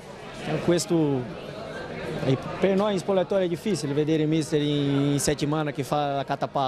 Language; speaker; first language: Italian; non-native, fluent; Portuguese